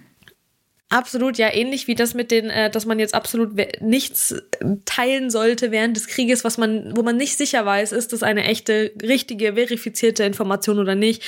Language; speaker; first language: German; early bilingual, other home language; Russian